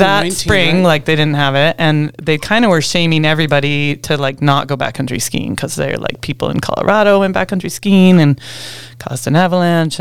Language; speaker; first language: English; native; English